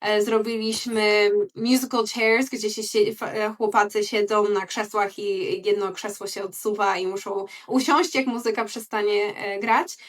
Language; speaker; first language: Polish; early bilingual, heritage; Polish